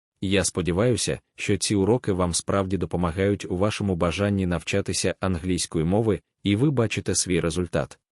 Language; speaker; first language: Ukrainian; native; Ukrainian